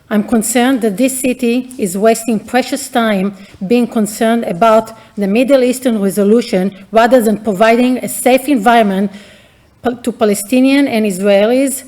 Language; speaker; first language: English; non-native, fluent; Hebrew